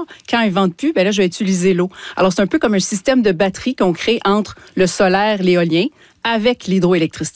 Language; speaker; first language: French; native; French